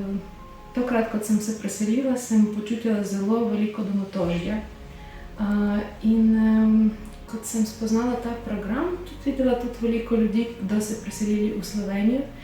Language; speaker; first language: Slovenian; non-native, learner; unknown